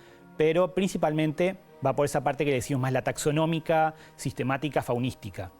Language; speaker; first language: Spanish; native; Spanish